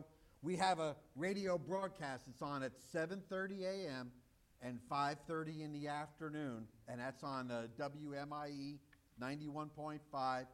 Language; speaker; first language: English; native; English